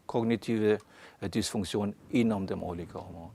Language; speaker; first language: Swedish; non-native, fluent; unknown